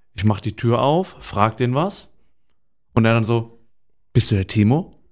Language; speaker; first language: German; native; German